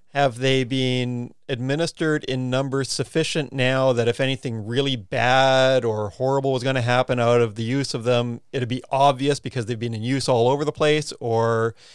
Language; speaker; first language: English; native; English